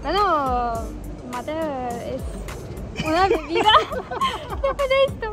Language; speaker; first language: Spanish; non-native, learner; Ukrainian